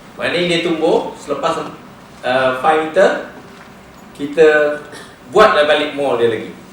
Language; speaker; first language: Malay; native; Malay